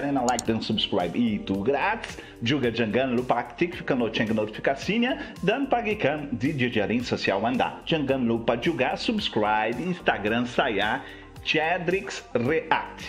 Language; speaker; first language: Indonesian; non-native, learner; Portuguese